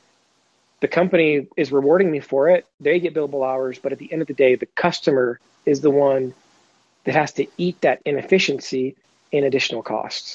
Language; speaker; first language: English; native; English